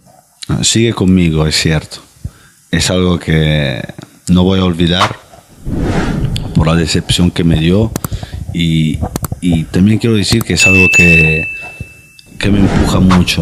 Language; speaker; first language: Spanish; non-native, fluent; Italian